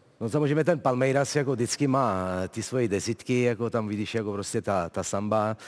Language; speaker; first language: Czech; non-native, fluent; Italian